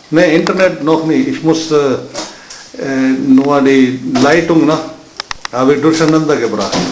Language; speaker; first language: German; non-native, fluent; Hindi